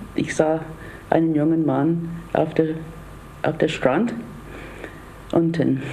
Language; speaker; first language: German; non-native, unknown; English